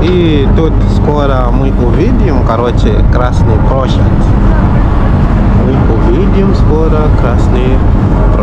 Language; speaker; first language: Russian; non-native, learner; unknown